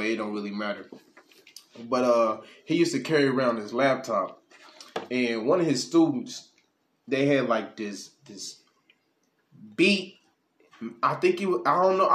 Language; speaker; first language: English; native; English